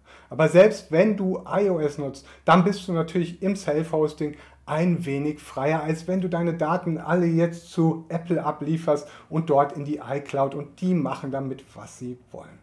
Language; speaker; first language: German; native; German